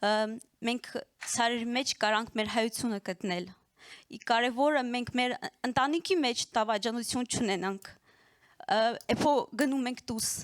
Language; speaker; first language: Armenian; early bilingual, heritage; Armenian